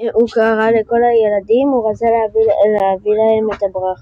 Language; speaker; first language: Hebrew; early bilingual, heritage; French